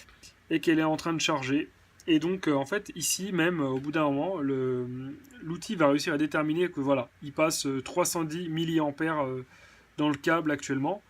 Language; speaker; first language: French; native; French